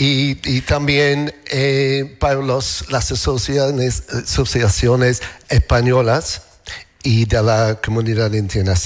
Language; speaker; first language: Spanish; non-native, learner; English